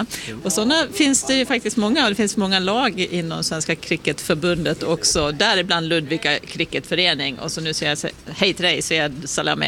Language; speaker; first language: Swedish; native; Swedish